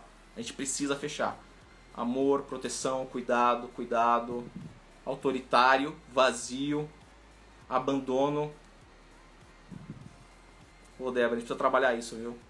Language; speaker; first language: Portuguese; native; Portuguese